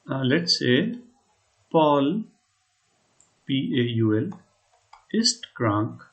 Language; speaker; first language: German; non-native, fluent; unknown